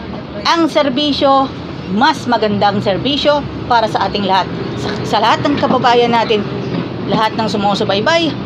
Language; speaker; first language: Filipino; native; Filipino